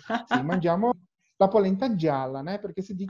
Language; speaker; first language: Italian; non-native, learner; Portuguese